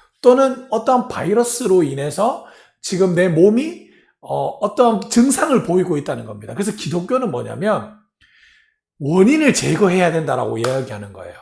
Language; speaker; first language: Korean; native; Korean